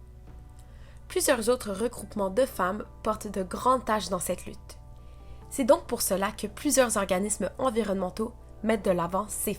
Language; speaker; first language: French; native; French